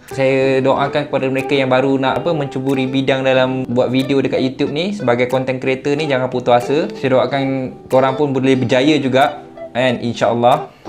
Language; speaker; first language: Malay; native; Malay